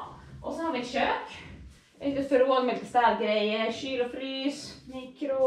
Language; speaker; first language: Swedish; native; Swedish